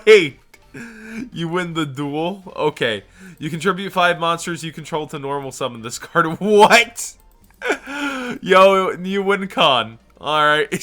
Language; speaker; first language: English; native; English